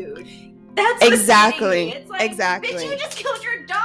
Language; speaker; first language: English; native; English